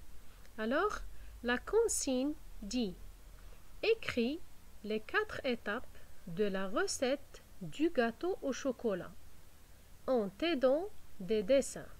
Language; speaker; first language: French; non-native, fluent; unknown